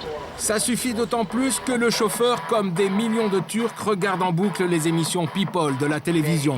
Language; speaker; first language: French; native; French